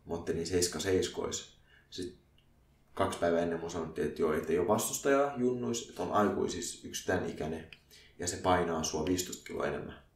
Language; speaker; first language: Finnish; early bilingual, other home language; Arabic